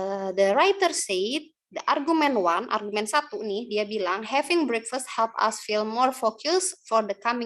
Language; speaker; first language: English; non-native, learner; Indonesian